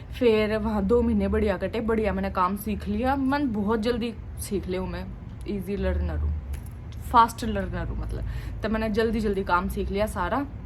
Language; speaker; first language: Hindi; native; Hindi